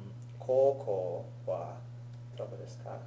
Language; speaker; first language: Japanese; non-native, learner; English